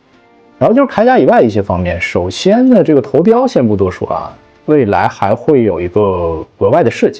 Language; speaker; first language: Chinese; native; Chinese